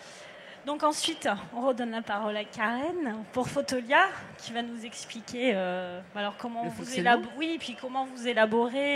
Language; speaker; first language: French; native; French